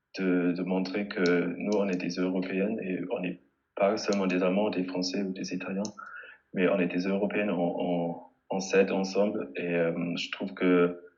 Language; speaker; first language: French; non-native, fluent; German